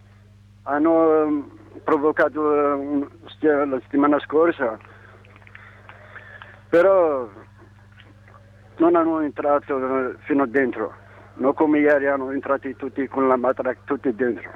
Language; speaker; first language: Italian; non-native, learner; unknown